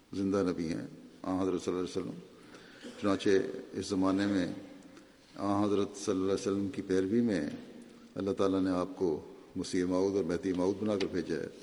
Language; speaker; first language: Urdu; native; Urdu